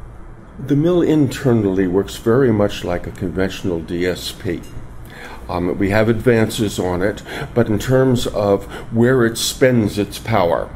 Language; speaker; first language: English; native; English